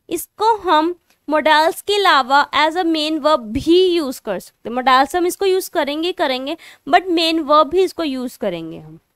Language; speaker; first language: Hindi; non-native, local second language; Punjabi